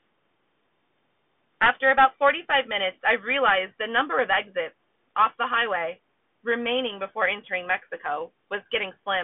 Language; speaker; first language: English; native; English